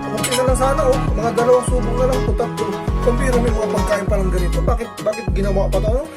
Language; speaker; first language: Filipino; non-native, local second language; Bikol